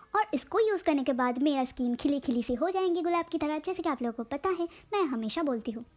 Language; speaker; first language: Hindi; non-native, local second language; Bangla